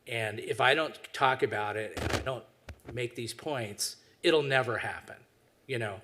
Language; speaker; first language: English; native; English